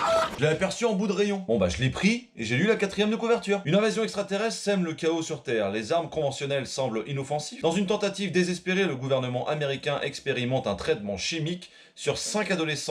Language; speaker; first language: French; native; French